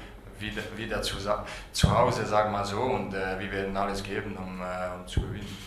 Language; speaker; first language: German; non-native, fluent; Bosnian